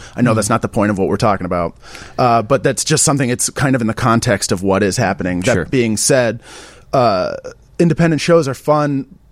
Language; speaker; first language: English; native; English